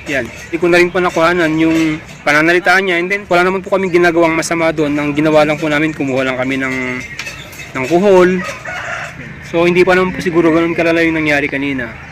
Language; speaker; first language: Filipino; non-native, local second language; Iloko